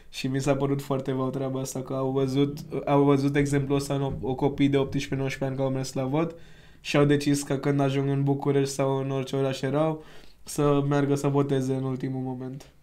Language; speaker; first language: Romanian; non-native, fluent; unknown